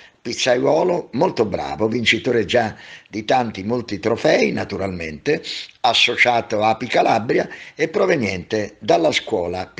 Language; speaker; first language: Italian; native; Italian